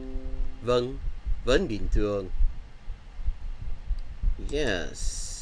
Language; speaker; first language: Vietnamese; non-native, learner; English